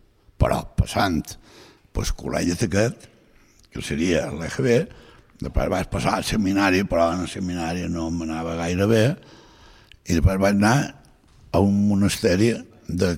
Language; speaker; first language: Catalan; non-native, local second language; Galician